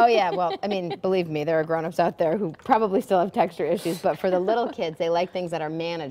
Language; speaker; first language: English; native; English